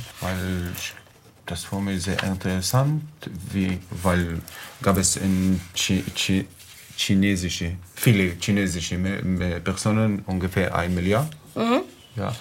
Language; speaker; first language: German; non-native, learner; Arabic